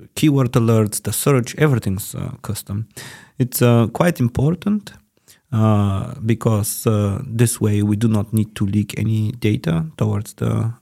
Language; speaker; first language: English; non-native, fluent; Bulgarian